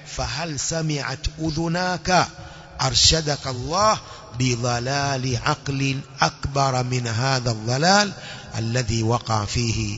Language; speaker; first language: Arabic; non-native, fluent; Swahili